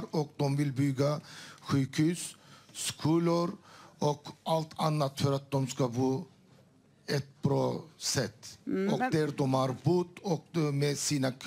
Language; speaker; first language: Swedish; non-native, fluent; Turkish